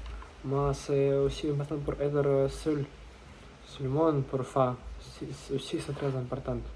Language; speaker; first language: French; non-native, learner; Russian